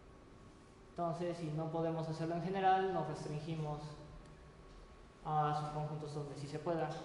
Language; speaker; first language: Spanish; native; Spanish